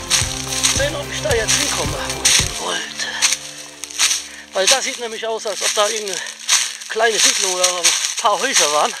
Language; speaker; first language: German; native; German